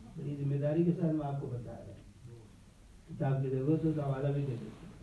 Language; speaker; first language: Urdu; native; Urdu